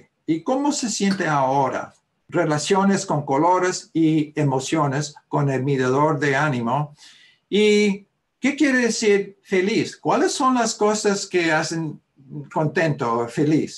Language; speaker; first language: Spanish; early bilingual, heritage; Spanish